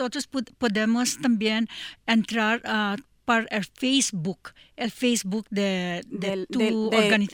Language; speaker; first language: Spanish; non-native, learner; English